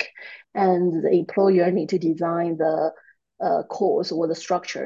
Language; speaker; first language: English; non-native, fluent; Chinese